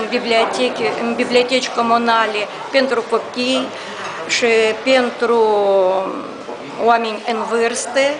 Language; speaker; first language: Romanian; non-native, local second language; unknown